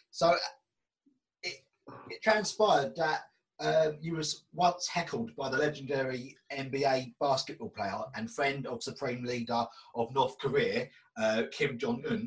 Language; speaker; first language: English; native; English